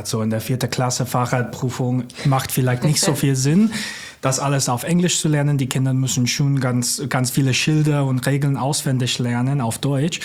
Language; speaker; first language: German; non-native, fluent; English